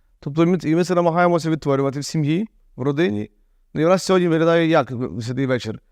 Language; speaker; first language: Ukrainian; native; Ukrainian